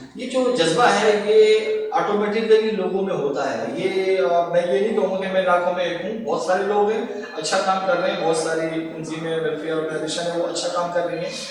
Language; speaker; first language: Urdu; non-native, local second language; Pashto